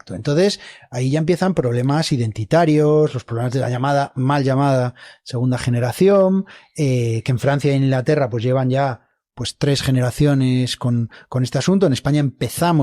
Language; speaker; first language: Spanish; native; Spanish